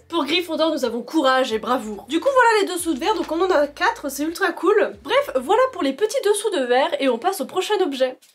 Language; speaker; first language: French; native; French